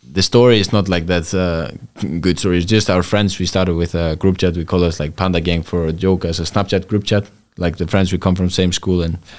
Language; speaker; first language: English; non-native, fluent; Icelandic